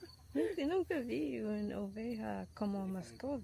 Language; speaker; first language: Spanish; non-native, learner; English